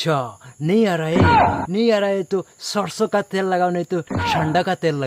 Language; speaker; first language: Hindi; non-native, local second language; Sylheti